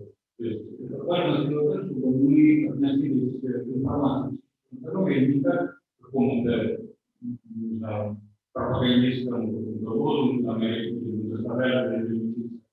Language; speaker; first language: Russian; native; Russian